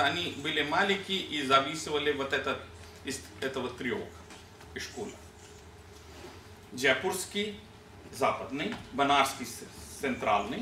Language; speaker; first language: Russian; non-native, learner; Hindi